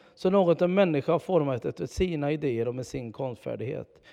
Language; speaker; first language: Swedish; native; Swedish